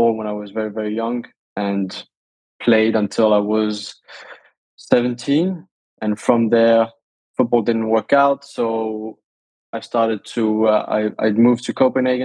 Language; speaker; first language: English; non-native, fluent; Danish